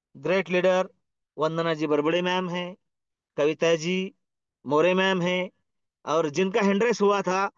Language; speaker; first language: Hindi; non-native, local second language; Marathi